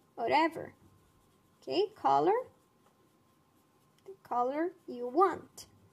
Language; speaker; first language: English; non-native, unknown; Portuguese